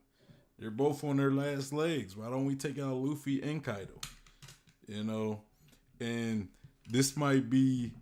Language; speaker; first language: English; native; English